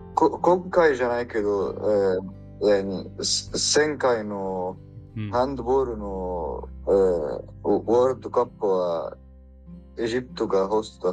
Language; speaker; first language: Japanese; non-native, learner; Arabic